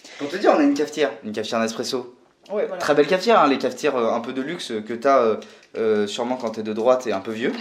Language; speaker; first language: French; native; French